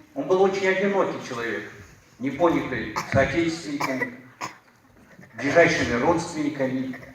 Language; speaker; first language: Russian; non-native, local second language; Uyghur